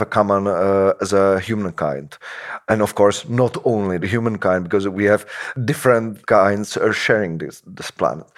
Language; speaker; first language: English; non-native, fluent; Czech